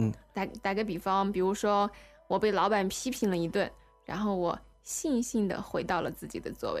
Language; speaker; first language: Chinese; native; Chinese